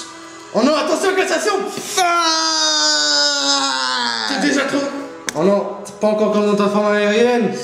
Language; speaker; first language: French; native; French